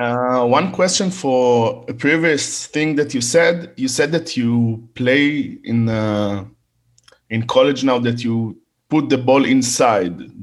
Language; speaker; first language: English; non-native, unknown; Hebrew